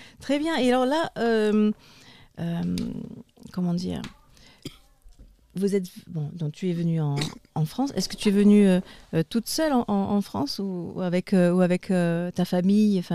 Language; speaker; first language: French; native; French